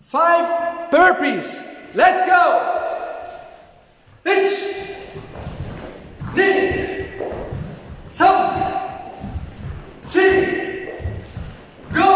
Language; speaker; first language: English; non-native, learner; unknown